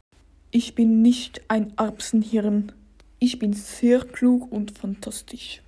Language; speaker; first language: German; non-native, learner; Norwegian